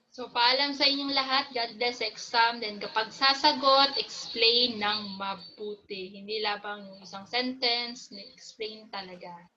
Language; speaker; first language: Filipino; native; Filipino